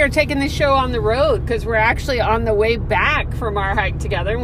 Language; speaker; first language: English; native; English